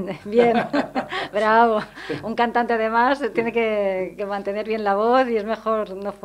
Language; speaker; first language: Spanish; native; Spanish